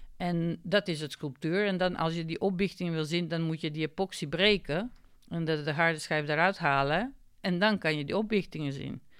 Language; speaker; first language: Dutch; non-native, fluent; Macedonian